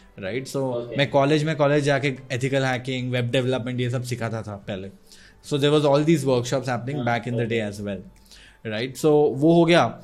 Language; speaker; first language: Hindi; non-native, local second language; Odia